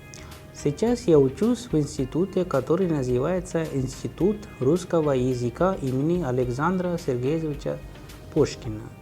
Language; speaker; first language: Russian; non-native, fluent; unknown